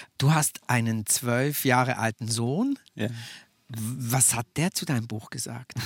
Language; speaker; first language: German; native; German